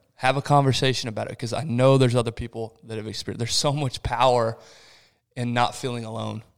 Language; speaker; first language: English; early bilingual, other home language; Portuguese